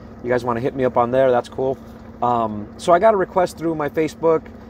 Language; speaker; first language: English; native; English